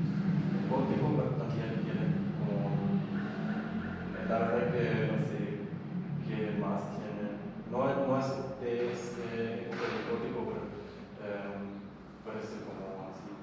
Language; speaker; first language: Spanish; non-native, learner; English